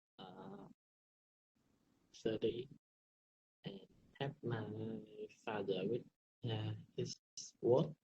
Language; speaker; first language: English; non-native, learner; Vietnamese